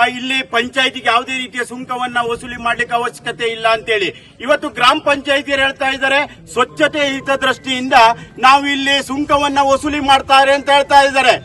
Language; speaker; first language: Kannada; native; Kannada